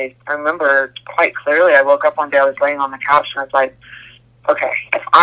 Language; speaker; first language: English; native; English